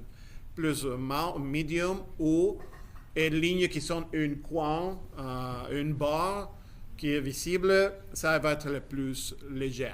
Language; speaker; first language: French; non-native, fluent; Spanish